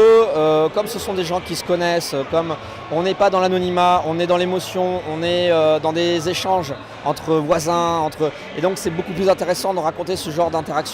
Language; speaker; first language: French; native; French